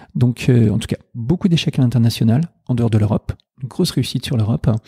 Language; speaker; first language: French; native; French